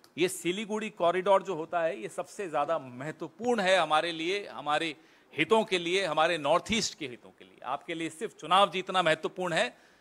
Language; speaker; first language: Hindi; native; Hindi